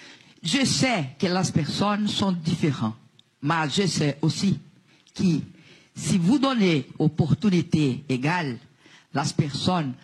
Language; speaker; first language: French; non-native, learner; Portuguese